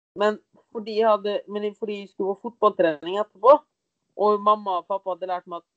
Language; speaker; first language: Norwegian; early bilingual, other home language; German